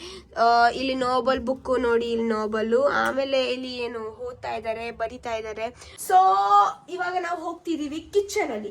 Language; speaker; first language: Kannada; non-native, local second language; Hindi